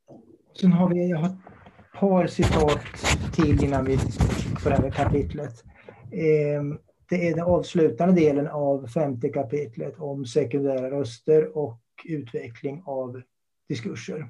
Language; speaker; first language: Swedish; native; Swedish